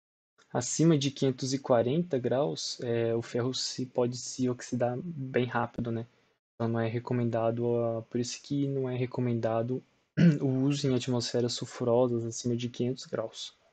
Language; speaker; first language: Portuguese; native; Portuguese